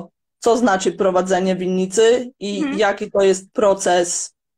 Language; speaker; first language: Polish; non-native, fluent; Croatian